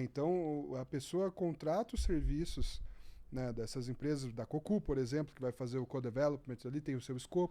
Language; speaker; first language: Portuguese; native; Portuguese